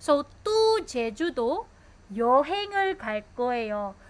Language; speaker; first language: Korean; non-native, fluent; Filipino